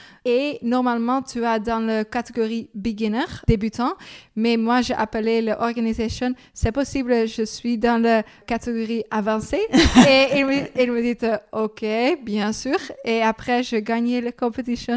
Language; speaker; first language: French; non-native, learner; Dutch